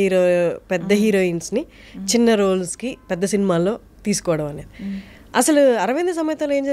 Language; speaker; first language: Telugu; native; Telugu